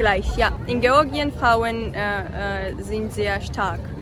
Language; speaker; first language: German; non-native, learner; Georgian